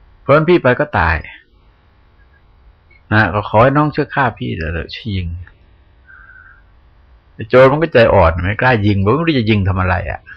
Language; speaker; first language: Thai; native; Thai